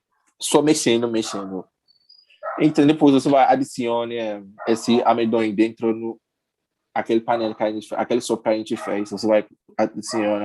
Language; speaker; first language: Portuguese; non-native, learner; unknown